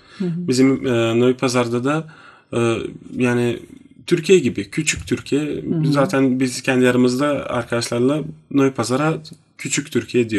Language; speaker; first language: Turkish; non-native, fluent; Bosnian